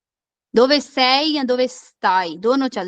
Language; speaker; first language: Italian; non-native, fluent; Urdu